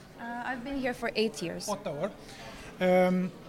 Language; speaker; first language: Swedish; non-native, learner; English